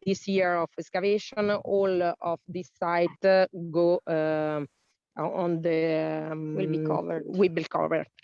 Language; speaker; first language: English; non-native, learner; Italian